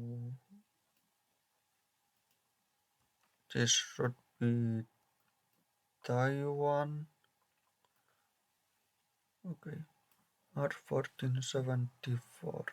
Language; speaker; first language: English; non-native, fluent; Polish